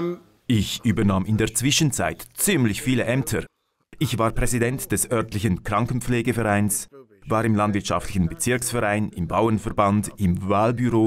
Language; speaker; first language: German; native; German